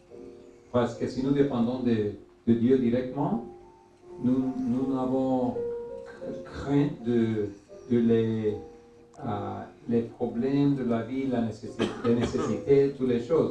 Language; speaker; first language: French; non-native, learner; English